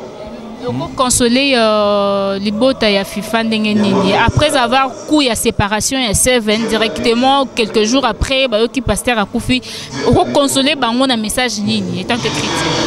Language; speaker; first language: French; non-native, local second language; Lingala